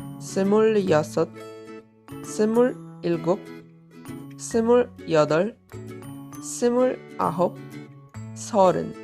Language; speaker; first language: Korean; non-native, fluent; Polish